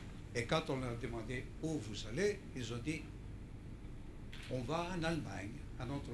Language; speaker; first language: French; non-native, fluent; Greek